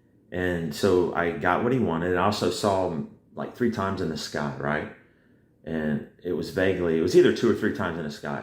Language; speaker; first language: English; native; English